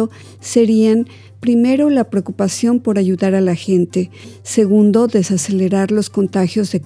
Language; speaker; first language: Spanish; native; Spanish